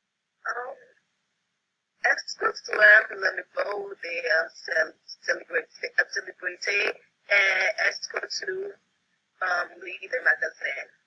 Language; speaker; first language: French; non-native, learner; English